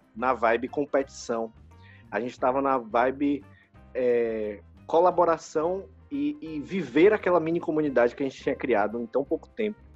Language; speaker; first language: Portuguese; native; Portuguese